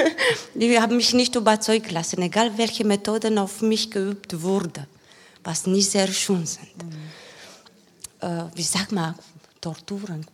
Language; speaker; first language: German; non-native, learner; Romanian